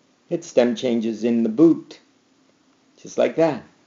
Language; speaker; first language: English; native; English